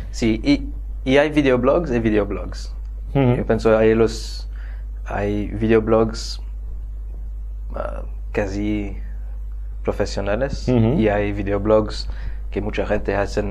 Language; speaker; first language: Spanish; non-native, fluent; French